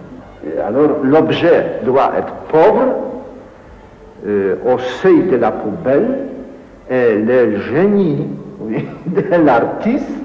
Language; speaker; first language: French; non-native, fluent; Polish